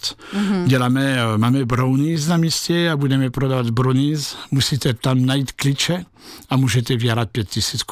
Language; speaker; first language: Czech; non-native, fluent; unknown